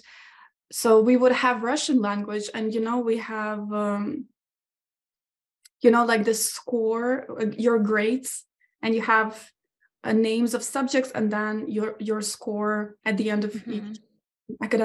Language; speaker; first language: English; non-native, fluent; Ukrainian